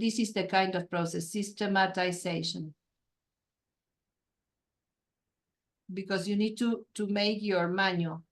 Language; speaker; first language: English; non-native, fluent; Spanish